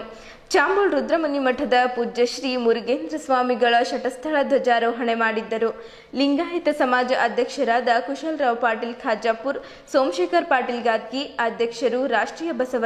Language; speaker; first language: Kannada; native; Kannada